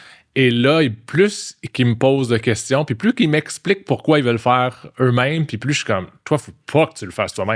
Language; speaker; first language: French; native; French